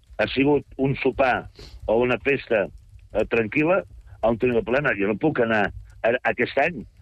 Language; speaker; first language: Catalan; native; Catalan